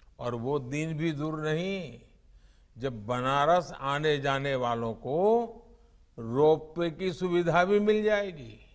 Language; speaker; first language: Hindi; non-native, local second language; Gujarati